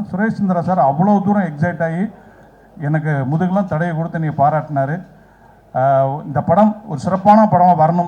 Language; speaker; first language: Tamil; native; Tamil